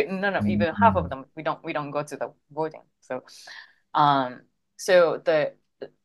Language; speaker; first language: English; non-native, fluent; Japanese